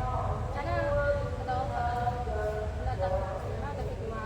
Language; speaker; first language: Arabic; non-native, learner; Indonesian